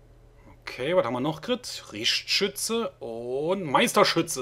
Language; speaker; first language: German; native; German